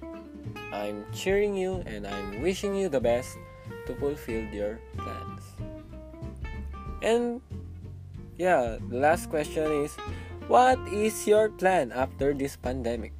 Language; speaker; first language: English; non-native, local second language; Filipino